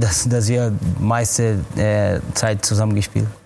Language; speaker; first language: German; non-native, fluent; Portuguese